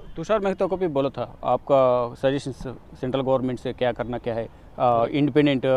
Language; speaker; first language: Hindi; non-native, local second language; Telugu